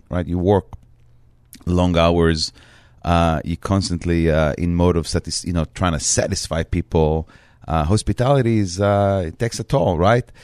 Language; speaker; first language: English; non-native, fluent; Hebrew